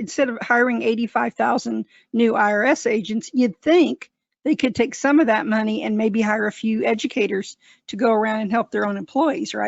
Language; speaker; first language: English; native; English